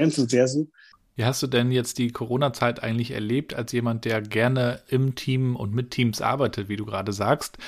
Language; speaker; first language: German; native; German